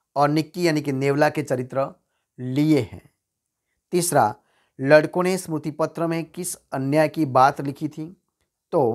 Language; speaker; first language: Hindi; non-native, local second language; Gujarati